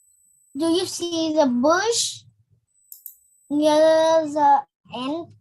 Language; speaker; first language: English; non-native, learner; Vietnamese